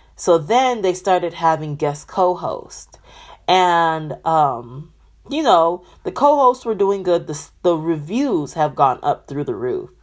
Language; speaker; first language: English; native; English